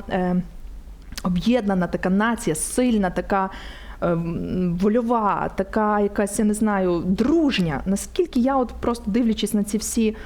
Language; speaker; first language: Ukrainian; native; Ukrainian